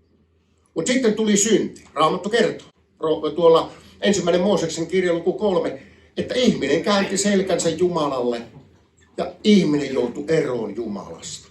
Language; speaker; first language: Finnish; native; Finnish